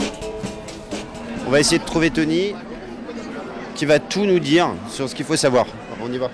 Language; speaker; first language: French; native; French